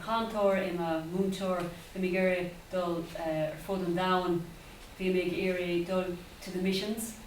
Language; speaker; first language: Irish; non-native, local second language; English